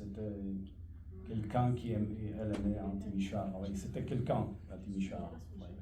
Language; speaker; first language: French; non-native, fluent; Romanian